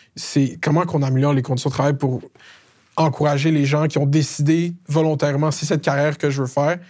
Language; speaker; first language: French; native; French